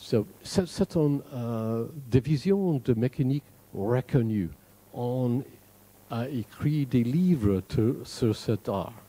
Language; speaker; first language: French; non-native, fluent; English